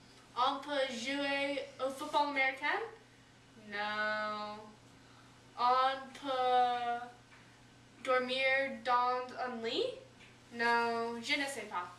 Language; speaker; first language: French; non-native, learner; English